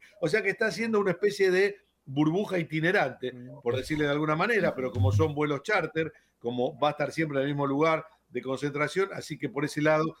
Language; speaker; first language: Spanish; native; Spanish